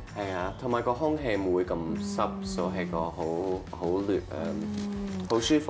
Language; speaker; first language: Cantonese; non-native, local second language; French